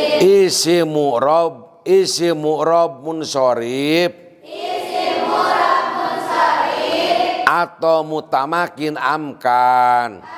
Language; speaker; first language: Arabic; non-native, fluent; Indonesian